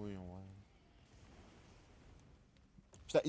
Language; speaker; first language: French; native; French